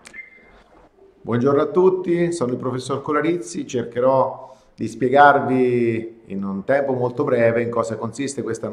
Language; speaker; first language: Italian; native; Italian